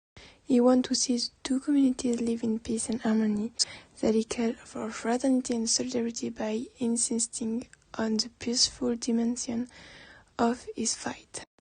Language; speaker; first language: English; non-native, learner; French